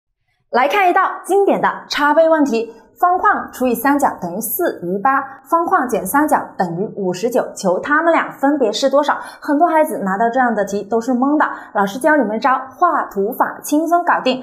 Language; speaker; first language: Chinese; native; Chinese